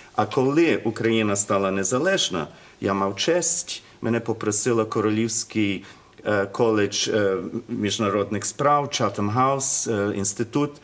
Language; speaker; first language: Ukrainian; early bilingual, heritage; Ukrainian